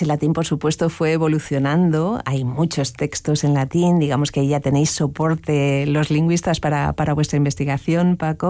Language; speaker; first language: Spanish; native; Spanish